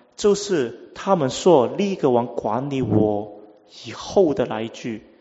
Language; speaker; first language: Chinese; non-native, local second language; Cantonese